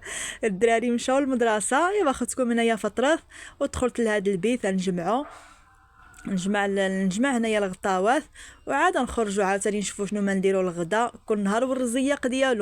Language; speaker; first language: Arabic; native; Arabic